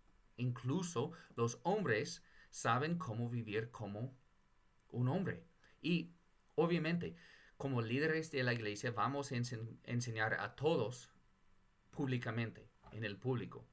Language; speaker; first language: Spanish; non-native, fluent; English